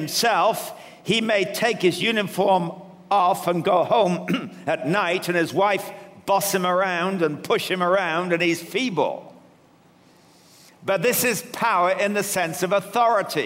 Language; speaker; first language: English; native; English